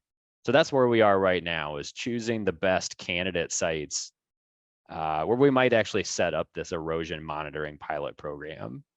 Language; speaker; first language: English; native; English